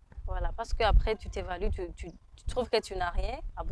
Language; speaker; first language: French; non-native, local second language; Rundi